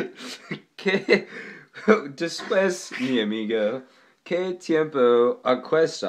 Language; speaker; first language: Spanish; non-native, learner; English